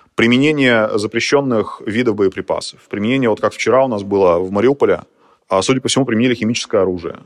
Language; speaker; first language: Russian; native; Russian